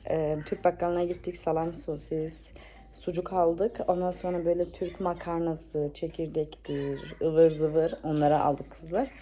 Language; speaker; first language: Turkish; early bilingual, heritage; Turkish